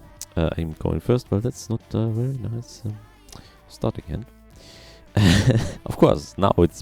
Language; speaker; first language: English; non-native, fluent; German